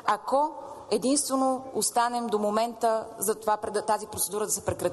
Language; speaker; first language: Bulgarian; native; Bulgarian